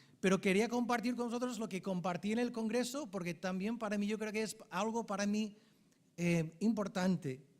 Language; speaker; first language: Spanish; non-native, fluent; English